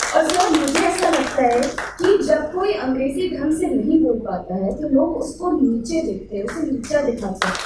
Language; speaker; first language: Hindi; native; Hindi